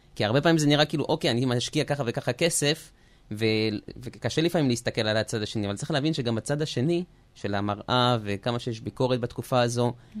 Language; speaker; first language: Hebrew; early bilingual, other home language; French